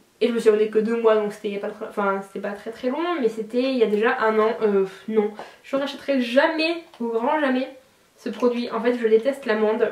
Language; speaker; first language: French; native; French